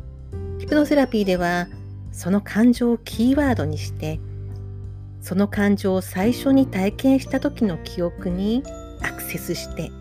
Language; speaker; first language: Japanese; native; Japanese